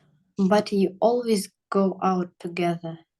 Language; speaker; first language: English; non-native, learner; Russian